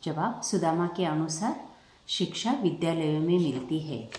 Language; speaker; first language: Hindi; non-native, local second language; Marathi